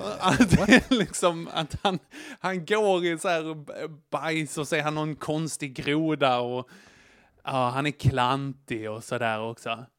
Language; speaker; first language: Swedish; native; Swedish